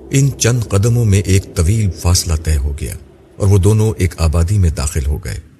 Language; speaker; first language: Urdu; native; Urdu